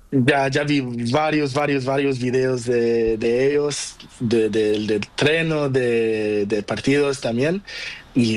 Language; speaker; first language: Spanish; non-native, learner; Portuguese